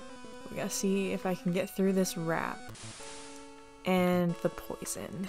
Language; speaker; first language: English; native; English